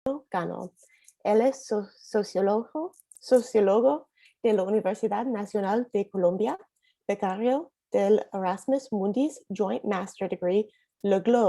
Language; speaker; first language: Spanish; non-native, learner; English